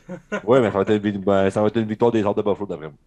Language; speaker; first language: French; native; French